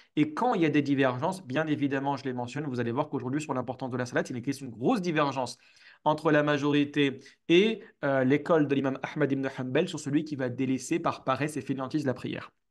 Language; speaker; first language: French; native; French